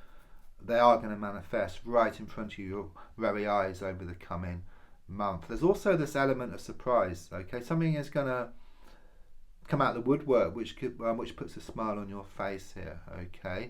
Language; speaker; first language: English; native; English